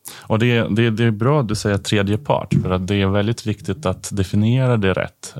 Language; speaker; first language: Swedish; non-native, fluent; Ukrainian